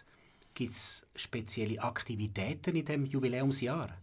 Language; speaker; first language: German; native; German